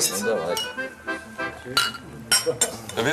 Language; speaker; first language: German; native; German